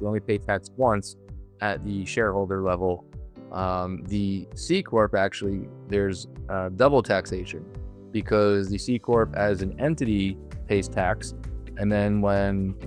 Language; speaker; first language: English; native; English